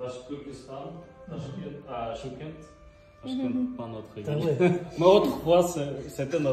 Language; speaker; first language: French; non-native, fluent; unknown